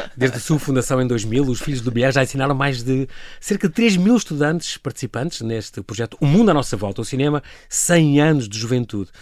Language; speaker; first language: Portuguese; native; Portuguese